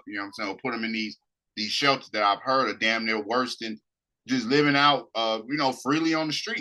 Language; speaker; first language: English; native; English